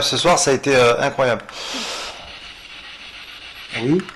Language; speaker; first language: French; native; French